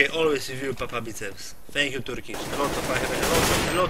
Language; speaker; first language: English; non-native, learner; Polish